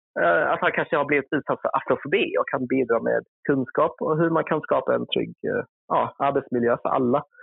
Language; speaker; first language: Swedish; early bilingual, other home language; Vietnamese